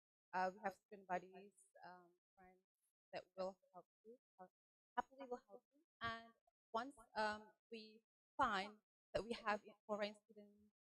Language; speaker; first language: English; non-native, fluent; Indonesian